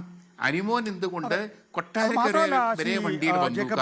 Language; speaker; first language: Malayalam; native; Malayalam